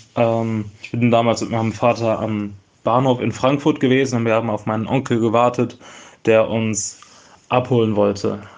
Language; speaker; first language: German; native; German